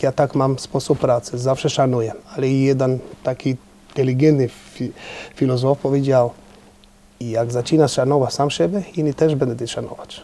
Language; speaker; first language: Polish; non-native, fluent; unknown